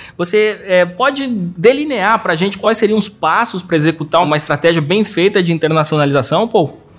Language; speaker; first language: Portuguese; native; Portuguese